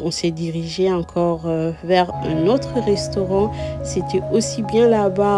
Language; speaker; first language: French; non-native, local second language; Lingala